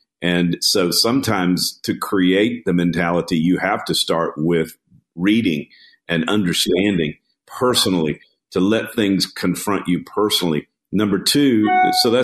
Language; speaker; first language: English; native; English